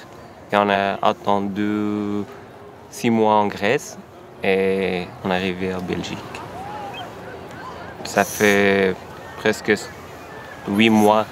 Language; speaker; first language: French; non-native, learner; Persian